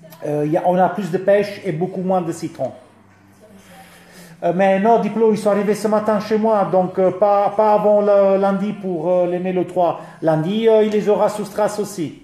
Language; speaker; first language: French; early bilingual, other home language; Italian